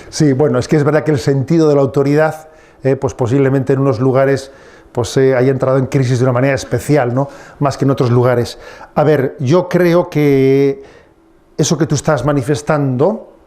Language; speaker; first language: Spanish; native; Spanish